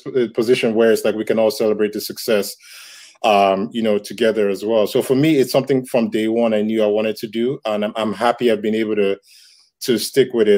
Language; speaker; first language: English; non-native, local second language; Yoruba